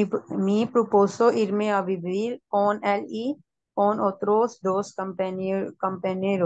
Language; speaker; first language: Spanish; non-native, learner; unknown